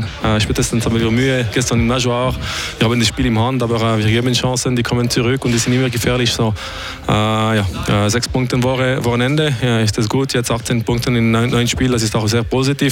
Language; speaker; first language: German; non-native, learner; French